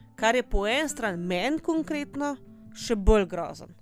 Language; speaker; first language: Slovenian; native; Slovenian